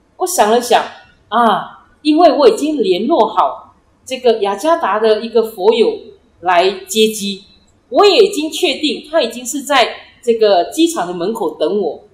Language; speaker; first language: Chinese; early bilingual, heritage; Chinese